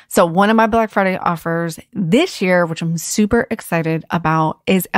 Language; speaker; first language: English; native; English